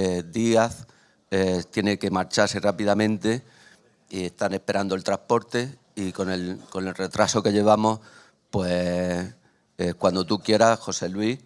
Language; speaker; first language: Spanish; native; Spanish